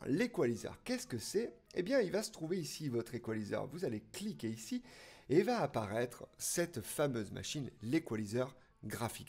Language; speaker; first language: French; native; French